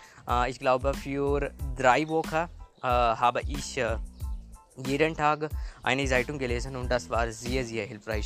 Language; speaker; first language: German; non-native, learner; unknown